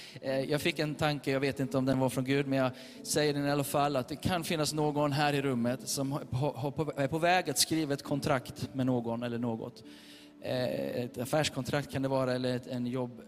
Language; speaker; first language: Swedish; native; Swedish